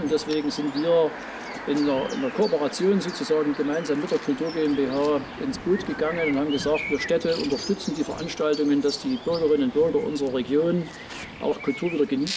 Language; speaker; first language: German; native; German